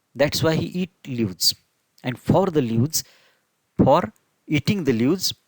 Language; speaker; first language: English; non-native, local second language; Marathi